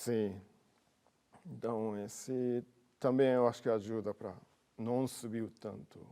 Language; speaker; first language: Portuguese; non-native, learner; Japanese